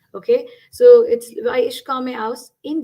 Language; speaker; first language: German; non-native, fluent; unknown